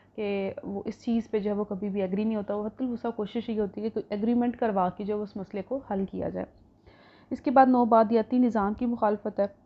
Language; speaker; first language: Urdu; non-native, local second language; Punjabi